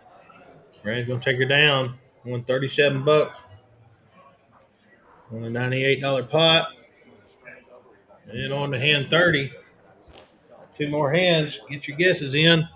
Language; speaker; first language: English; native; English